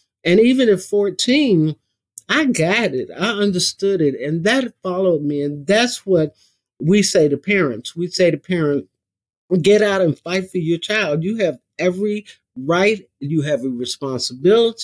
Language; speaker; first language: English; native; English